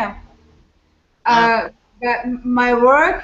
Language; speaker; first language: English; non-native, learner; French